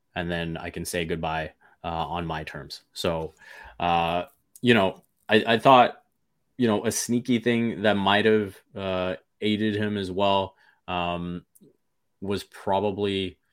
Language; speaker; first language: English; early bilingual, other home language; Hindi